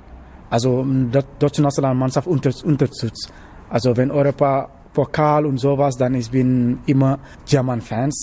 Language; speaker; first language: German; non-native, learner; Wolof